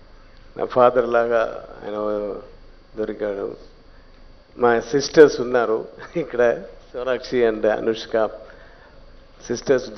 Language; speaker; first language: Telugu; non-native, learner; Tamil